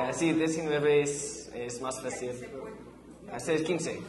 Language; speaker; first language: Spanish; non-native, learner; English